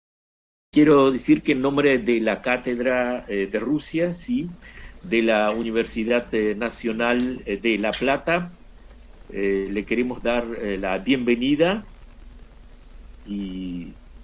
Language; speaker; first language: Spanish; non-native, fluent; Russian